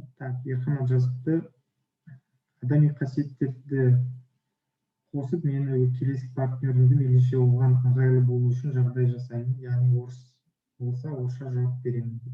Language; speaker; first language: Kazakh; native; Kazakh